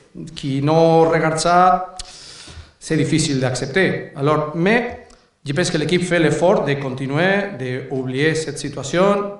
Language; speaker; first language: French; non-native, learner; Spanish